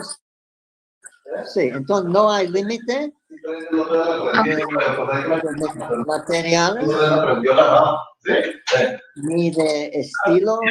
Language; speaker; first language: Spanish; non-native, fluent; English